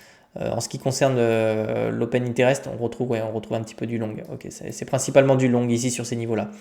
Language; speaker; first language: French; native; French